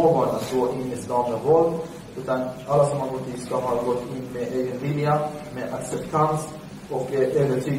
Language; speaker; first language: Swedish; early bilingual, other home language; Arabic